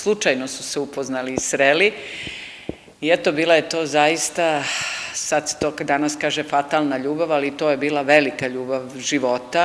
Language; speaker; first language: Serbian; native; Serbian